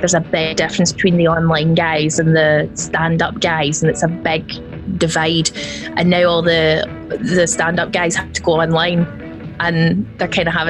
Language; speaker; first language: English; native; English